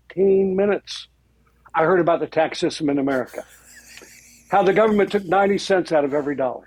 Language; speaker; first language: English; native; English